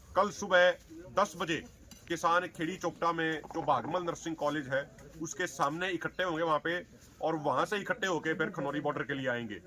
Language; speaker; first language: Hindi; native; Hindi